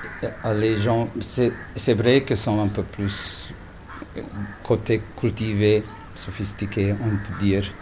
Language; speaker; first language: French; non-native, fluent; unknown